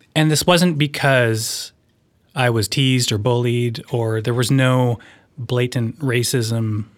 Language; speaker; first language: English; native; English